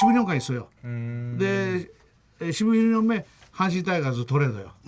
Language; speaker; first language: Korean; non-native, learner; Japanese